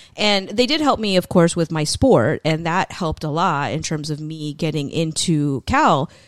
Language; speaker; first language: English; early bilingual, other home language; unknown